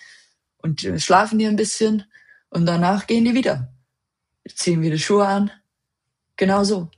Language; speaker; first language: German; non-native, fluent; Dutch